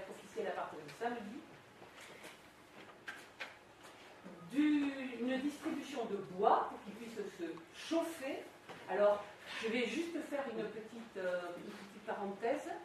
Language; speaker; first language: French; native; French